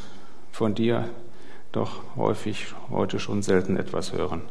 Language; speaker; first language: German; native; German